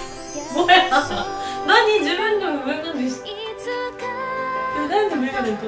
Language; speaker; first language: Korean; non-native, fluent; Japanese